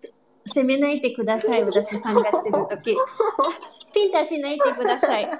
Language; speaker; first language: Japanese; non-native, fluent; Chinese